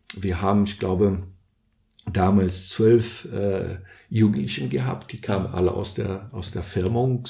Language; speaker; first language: German; non-native, fluent; Portuguese